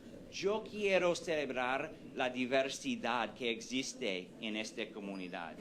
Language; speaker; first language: Spanish; non-native, fluent; English